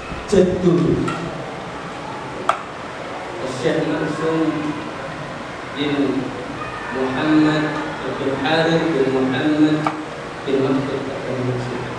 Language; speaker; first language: Arabic; non-native, learner; Indonesian